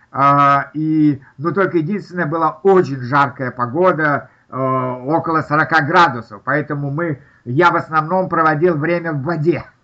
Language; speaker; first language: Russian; native; Russian